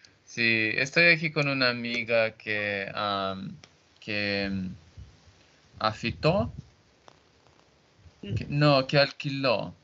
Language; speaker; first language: Spanish; non-native, learner; Portuguese